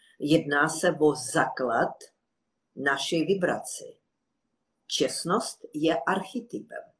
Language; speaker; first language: Czech; non-native, fluent; Russian